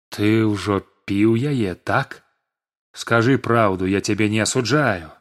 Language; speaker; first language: Belarusian; native; Belarusian